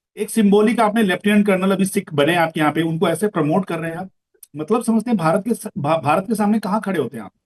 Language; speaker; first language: Hindi; native; Hindi